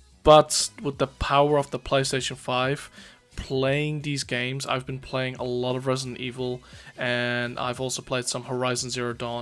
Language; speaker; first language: English; native; English